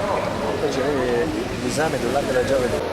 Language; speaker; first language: Italian; native; Italian